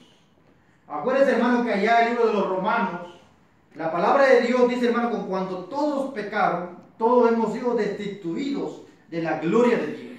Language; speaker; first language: Spanish; native; Spanish